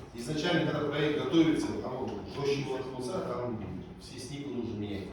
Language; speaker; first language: Russian; non-native, local second language; Kazakh